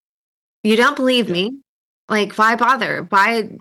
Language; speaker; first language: English; native; English